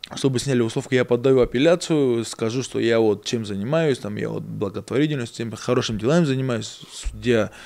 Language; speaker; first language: Russian; native; Russian